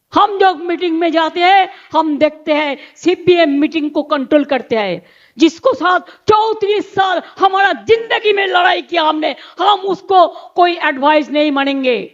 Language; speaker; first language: Hindi; non-native, local second language; Bangla